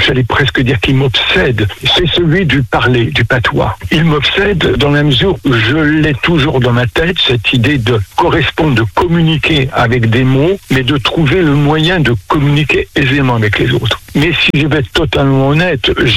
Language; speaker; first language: French; native; French